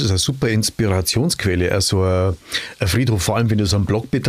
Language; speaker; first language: German; native; German